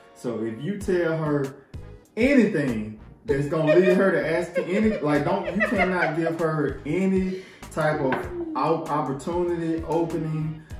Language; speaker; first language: English; native; English